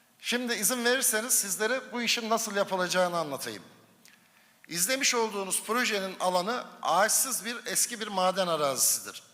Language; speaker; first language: Turkish; native; Turkish